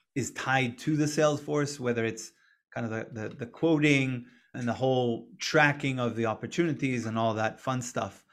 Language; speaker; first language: English; non-native, fluent; Hebrew